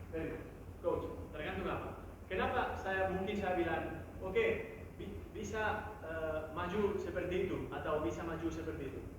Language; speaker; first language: Indonesian; non-native, learner; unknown